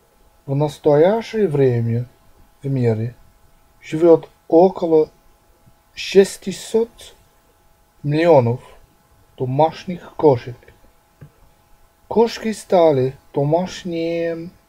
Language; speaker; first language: Russian; non-native, learner; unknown